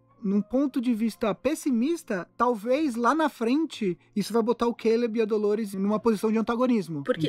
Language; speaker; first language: Portuguese; native; Portuguese